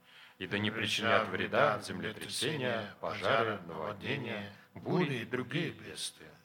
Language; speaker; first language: Russian; native; Russian